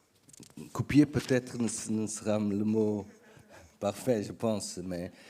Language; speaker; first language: French; non-native, learner; Portuguese